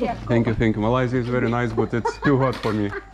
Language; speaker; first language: English; non-native, learner; Lithuanian